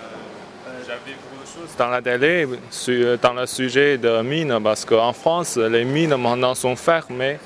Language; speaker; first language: French; non-native, learner; Chinese